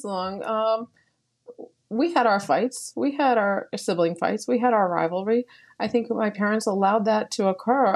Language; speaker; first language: English; native; English